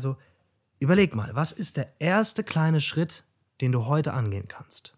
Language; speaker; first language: German; native; German